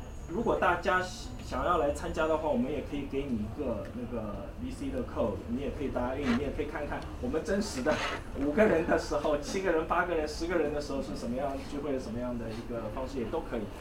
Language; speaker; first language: Chinese; native; Chinese